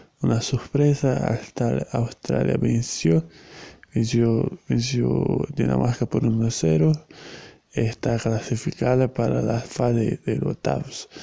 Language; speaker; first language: Spanish; non-native, learner; Portuguese